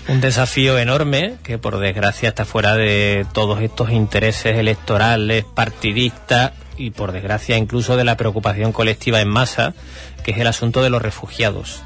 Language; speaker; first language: Spanish; native; Spanish